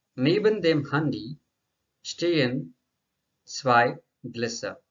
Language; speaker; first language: German; non-native, fluent; Marathi